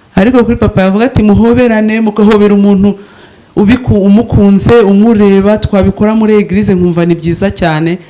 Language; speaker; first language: Kinyarwanda; native; Kinyarwanda